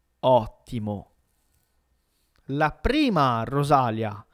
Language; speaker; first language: Italian; non-native, fluent; Portuguese